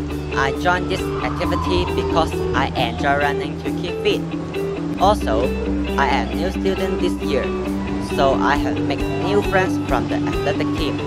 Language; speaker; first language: English; non-native, learner; Chinese